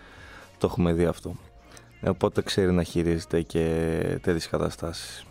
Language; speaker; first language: Greek; native; Greek